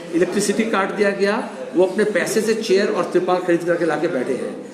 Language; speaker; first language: Hindi; non-native, local second language; Bangla